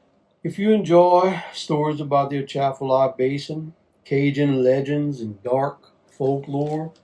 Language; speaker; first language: English; native; English